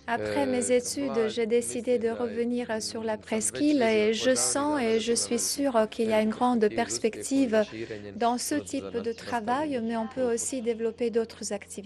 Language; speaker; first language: French; non-native, fluent; Croatian